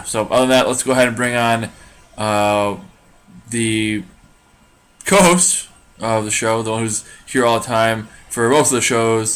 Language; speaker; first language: English; native; English